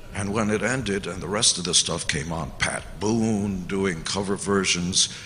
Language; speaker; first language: English; early bilingual, other home language; Hungarian